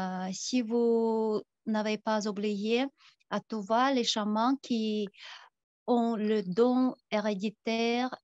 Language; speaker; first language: French; non-native, fluent; Tuvinian